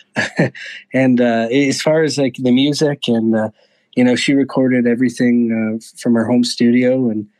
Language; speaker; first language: English; native; English